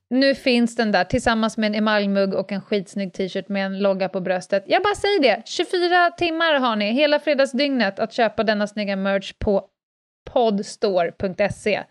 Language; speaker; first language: Swedish; native; Swedish